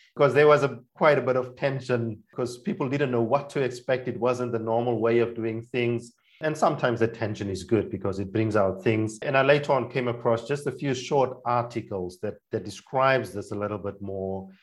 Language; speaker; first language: English; non-native, local second language; Afrikaans